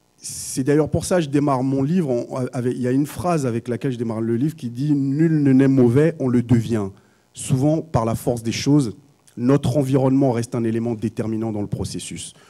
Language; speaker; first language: French; early bilingual, other home language; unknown